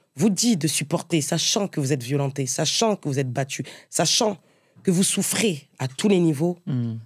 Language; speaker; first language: French; native; French